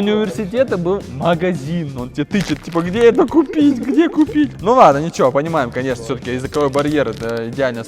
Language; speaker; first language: Russian; native; Russian